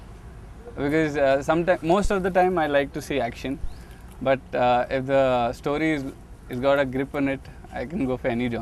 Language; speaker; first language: English; non-native, local second language; Telugu